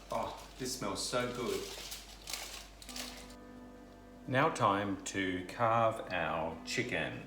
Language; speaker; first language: English; native; English